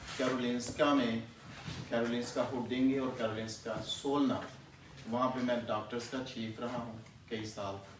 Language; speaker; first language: Urdu; non-native, local second language; Punjabi